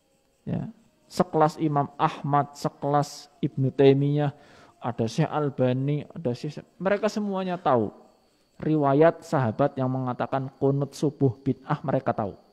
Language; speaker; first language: Indonesian; non-native, local second language; Javanese